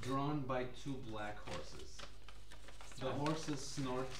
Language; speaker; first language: English; non-native, fluent; Portuguese